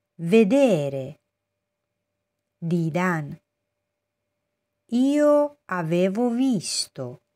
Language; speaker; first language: Italian; non-native, fluent; Persian